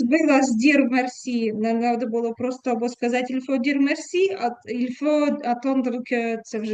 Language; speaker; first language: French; non-native, learner; Ukrainian